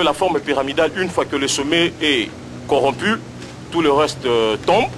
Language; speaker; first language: French; non-native, local second language; Lingala